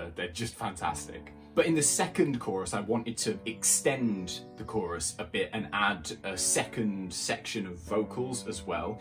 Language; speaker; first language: English; native; English